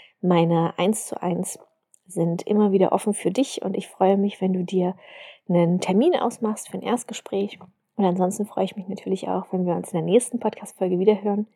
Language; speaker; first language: German; native; German